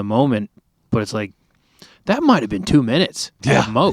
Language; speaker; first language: English; native; English